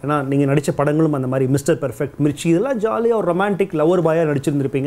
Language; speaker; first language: Tamil; native; Tamil